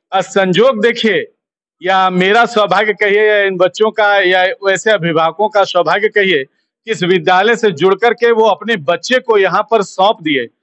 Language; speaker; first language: Hindi; native; Hindi